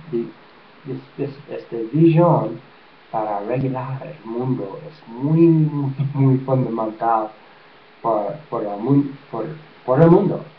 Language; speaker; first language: Spanish; non-native, learner; English